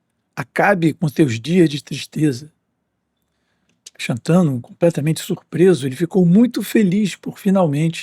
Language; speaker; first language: Portuguese; native; Portuguese